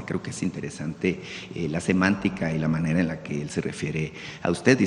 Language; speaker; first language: Spanish; native; Spanish